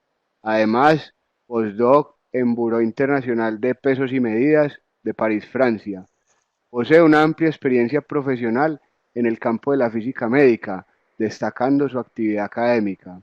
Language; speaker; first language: Spanish; native; Spanish